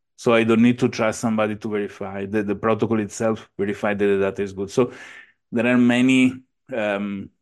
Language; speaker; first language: English; non-native, fluent; Italian